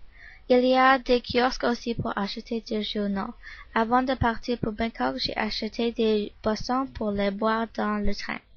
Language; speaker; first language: French; non-native, learner; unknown